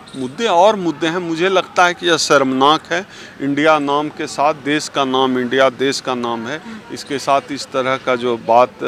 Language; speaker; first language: Hindi; native; Hindi